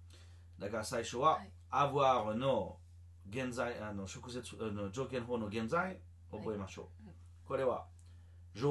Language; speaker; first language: Japanese; non-native, learner; French